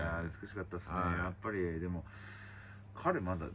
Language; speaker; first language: Japanese; native; Japanese